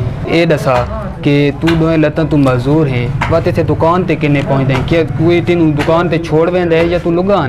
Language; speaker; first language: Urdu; non-native, local second language; Saraiki